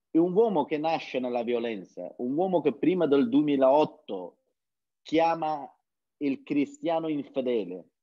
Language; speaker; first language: Italian; non-native, fluent; Persian